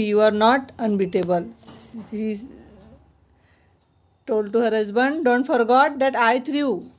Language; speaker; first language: English; non-native, local second language; Marathi